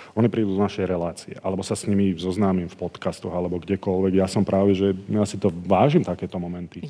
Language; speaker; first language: Slovak; native; Slovak